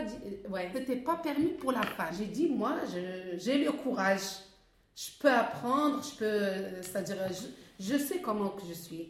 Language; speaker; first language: French; non-native, fluent; Arabic